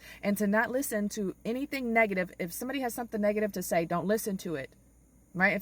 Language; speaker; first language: English; native; English